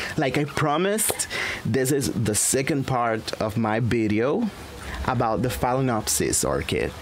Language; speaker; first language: English; non-native, fluent; Spanish